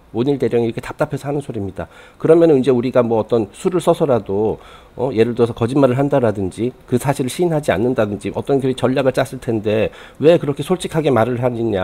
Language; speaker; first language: Korean; native; Korean